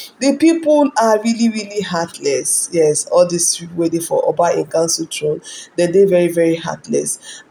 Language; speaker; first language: Nigerian Pidgin; non-native, local second language; Igbo